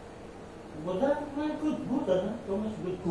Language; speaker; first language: English; non-native, learner; Filipino